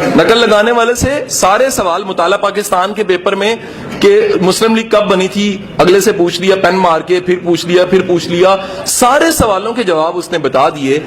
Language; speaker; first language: Urdu; native; Urdu